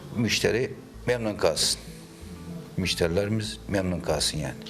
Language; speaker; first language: Turkish; native; Turkish